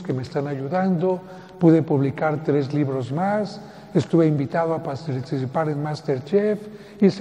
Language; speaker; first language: Spanish; native; Spanish